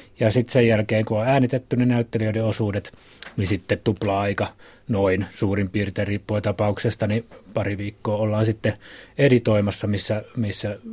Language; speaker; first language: Finnish; native; Finnish